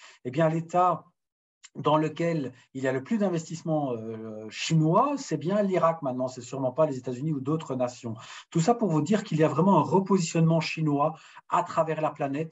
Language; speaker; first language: French; native; French